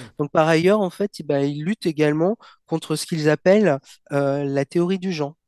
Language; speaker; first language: French; native; French